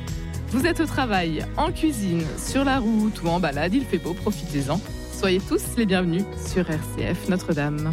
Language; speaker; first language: French; native; French